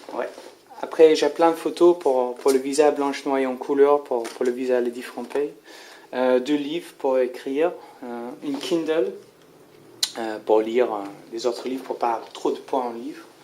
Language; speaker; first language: French; non-native, learner; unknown